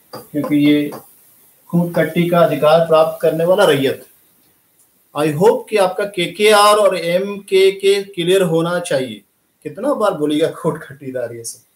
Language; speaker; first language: Hindi; native; Hindi